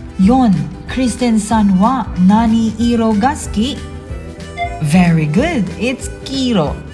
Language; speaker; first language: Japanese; non-native, fluent; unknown